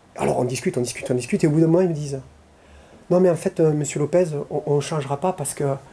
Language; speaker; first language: French; native; French